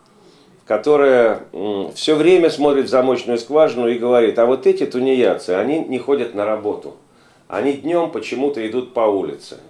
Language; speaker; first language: Russian; native; Russian